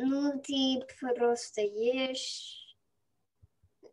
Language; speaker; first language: Russian; early bilingual, heritage; Russian